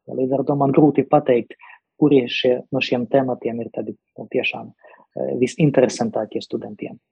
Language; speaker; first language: Latvian; non-native, local second language; Russian